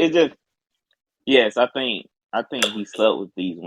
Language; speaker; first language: English; native; English